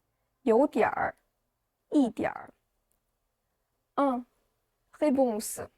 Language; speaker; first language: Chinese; non-native, fluent; French